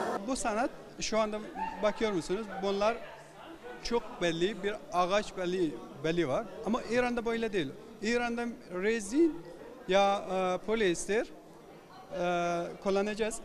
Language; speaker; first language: Turkish; non-native, learner; Persian